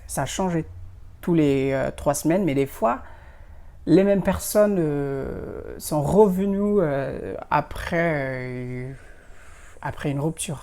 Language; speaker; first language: French; non-native, fluent; Indonesian